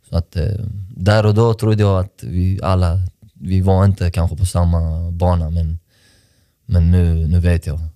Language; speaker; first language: Swedish; early bilingual, other home language; Persian